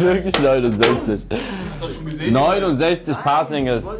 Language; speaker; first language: German; native; German